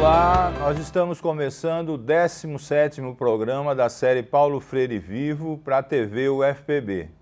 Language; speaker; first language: Portuguese; native; Portuguese